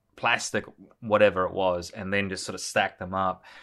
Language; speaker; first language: English; native; English